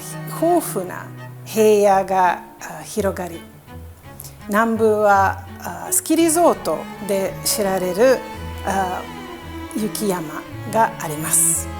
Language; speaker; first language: Japanese; non-native, fluent; Serbian